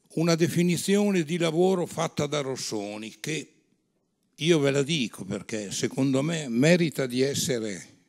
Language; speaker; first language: Italian; native; Italian